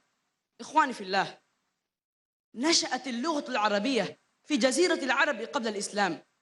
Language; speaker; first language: Arabic; non-native, learner; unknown